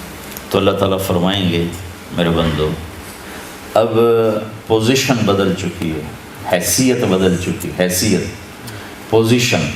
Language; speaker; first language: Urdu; non-native, local second language; Punjabi